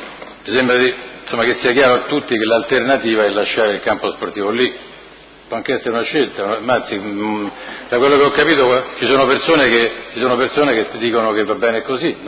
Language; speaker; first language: Italian; native; Italian